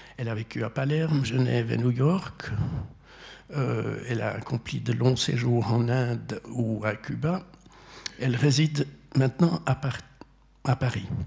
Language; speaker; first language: French; native; French